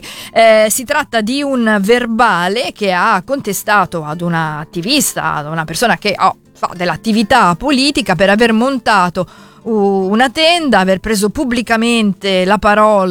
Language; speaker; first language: Italian; native; Italian